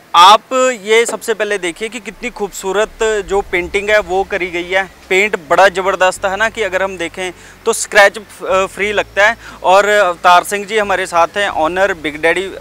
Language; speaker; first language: Hindi; non-native, local second language; Punjabi